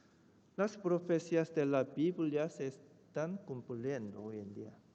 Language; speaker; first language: Spanish; non-native, fluent; Korean